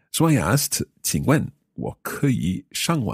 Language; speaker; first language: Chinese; non-native, learner; English